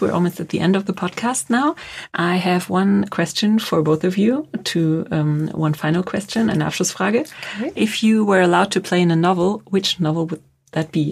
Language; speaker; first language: English; non-native, fluent; German